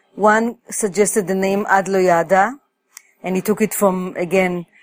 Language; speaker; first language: English; non-native, fluent; Hebrew